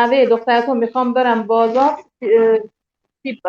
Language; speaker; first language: Persian; native; Persian